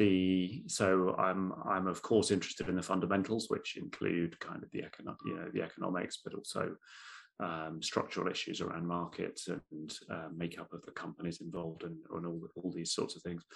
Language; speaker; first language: English; native; English